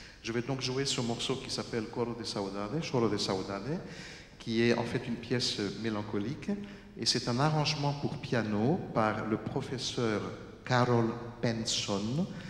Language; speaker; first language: French; native; French